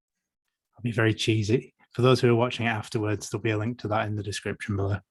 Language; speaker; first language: English; native; English